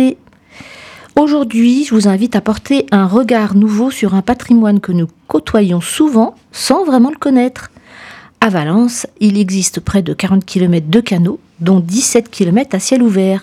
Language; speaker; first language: French; native; French